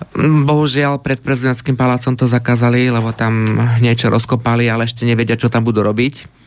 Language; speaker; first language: Slovak; native; Slovak